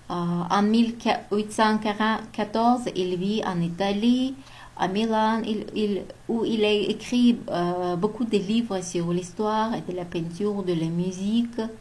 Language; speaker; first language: French; non-native, learner; Uzbek